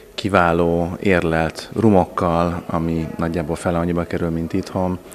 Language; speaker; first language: Hungarian; native; Hungarian